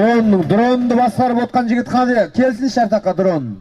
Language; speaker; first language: Kazakh; native; Kazakh